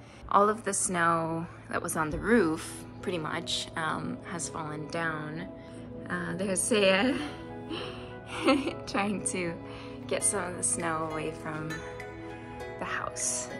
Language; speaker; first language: English; native; English